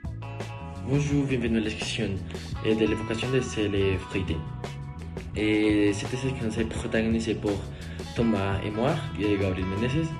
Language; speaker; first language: French; non-native, learner; Spanish